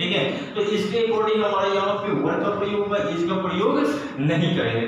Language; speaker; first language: Hindi; native; Hindi